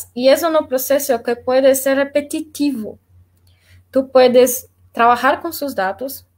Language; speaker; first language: Spanish; non-native, learner; Portuguese